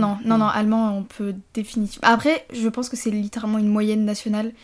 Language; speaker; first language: French; native; French